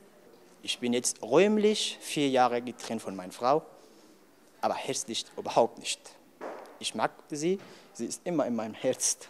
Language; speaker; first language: German; non-native, learner; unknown